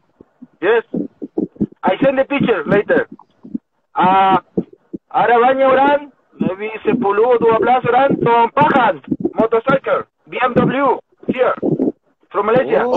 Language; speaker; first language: English; non-native, learner; Spanish